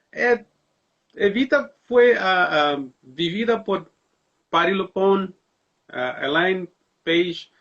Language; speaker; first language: Spanish; non-native, learner; Portuguese